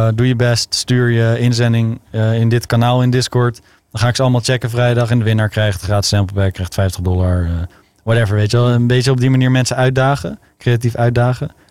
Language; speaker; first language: Dutch; native; Dutch